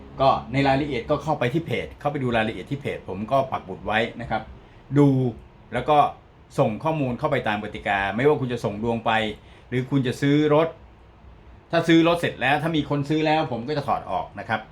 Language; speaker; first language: Thai; native; Thai